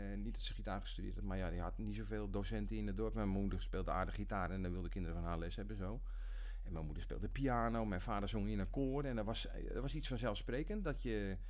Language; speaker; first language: Dutch; native; Dutch